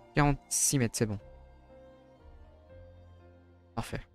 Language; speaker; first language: French; native; French